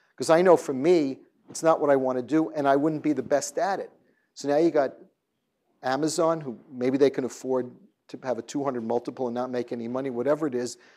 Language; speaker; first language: English; native; English